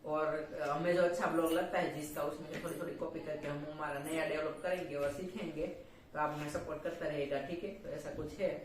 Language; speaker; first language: Hindi; non-native, local second language; Gujarati